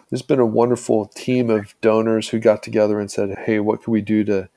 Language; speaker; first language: English; native; English